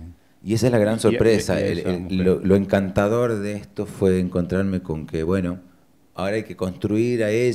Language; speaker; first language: Spanish; native; Spanish